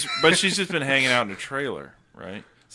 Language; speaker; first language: English; native; English